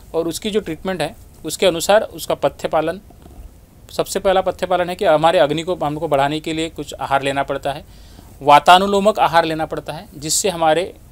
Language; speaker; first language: Hindi; non-native, local second language; Marathi